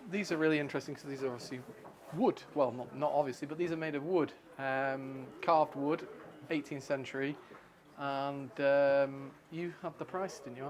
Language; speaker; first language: English; native; English